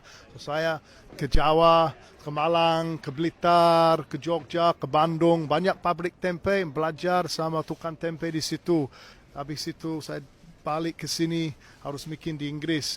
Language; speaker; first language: Indonesian; non-native, learner; English